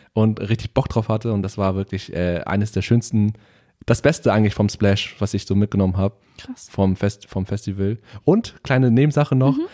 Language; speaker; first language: German; early bilingual, other home language; Vietnamese